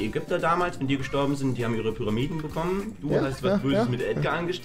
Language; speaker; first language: German; native; German